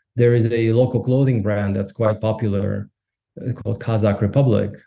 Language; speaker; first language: English; non-native, fluent; Russian